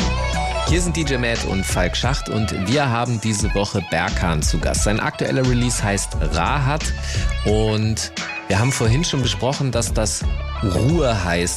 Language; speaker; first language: German; native; German